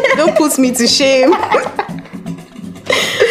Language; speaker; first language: English; non-native, local second language; Hausa